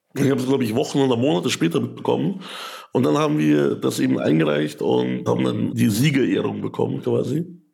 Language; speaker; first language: German; early bilingual, other home language; Russian